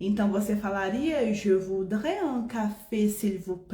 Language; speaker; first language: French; non-native, fluent; Portuguese